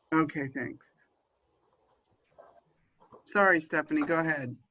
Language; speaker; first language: English; native; English